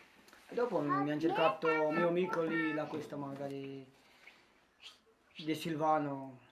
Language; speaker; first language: Italian; non-native, learner; Romanian